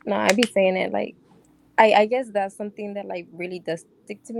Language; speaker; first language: English; native; English